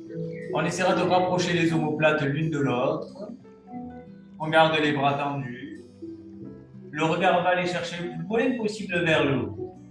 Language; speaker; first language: French; native; French